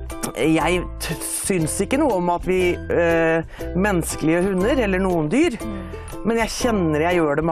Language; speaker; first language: Norwegian; native; Norwegian